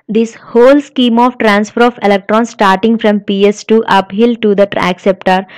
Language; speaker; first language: English; non-native, local second language; Telugu